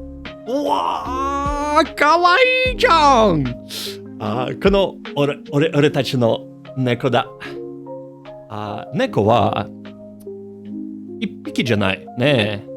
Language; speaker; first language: Japanese; non-native, learner; English